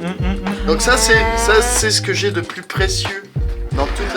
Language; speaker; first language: French; native; French